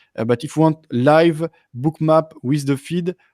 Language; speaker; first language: English; non-native, learner; French